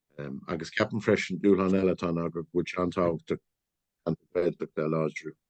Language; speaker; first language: Irish; non-native, local second language; English